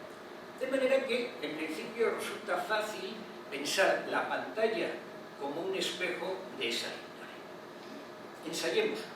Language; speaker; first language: Spanish; native; Spanish